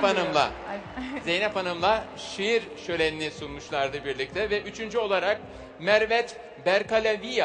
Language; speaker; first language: Turkish; native; Turkish